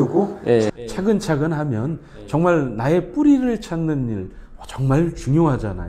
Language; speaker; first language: Korean; native; Korean